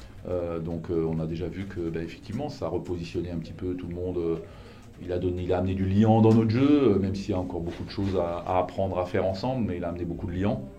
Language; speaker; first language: French; native; French